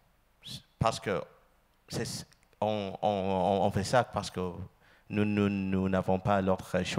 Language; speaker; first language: French; non-native, learner; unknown